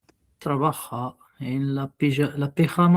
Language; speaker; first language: Spanish; non-native, learner; Arabic